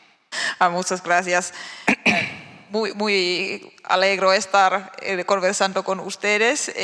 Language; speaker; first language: Spanish; non-native, learner; Finnish